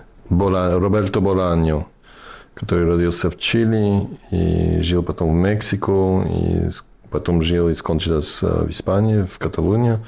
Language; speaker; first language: Russian; non-native, fluent; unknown